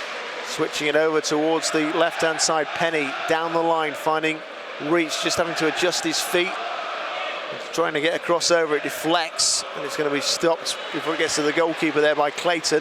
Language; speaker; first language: English; native; English